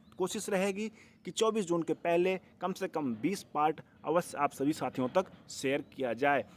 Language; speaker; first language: Hindi; native; Hindi